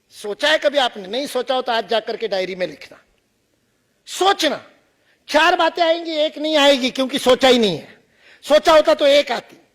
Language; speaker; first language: Hindi; non-native, local second language; Marathi